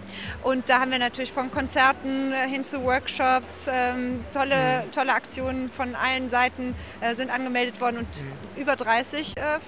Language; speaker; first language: German; native; German